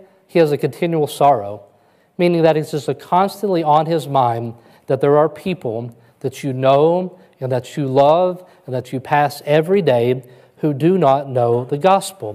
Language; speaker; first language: English; native; English